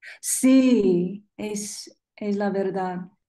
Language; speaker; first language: Spanish; non-native, learner; English